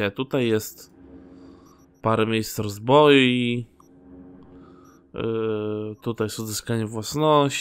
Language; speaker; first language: Polish; native; Polish